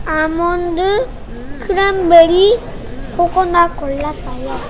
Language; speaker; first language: Korean; early bilingual, heritage; Korean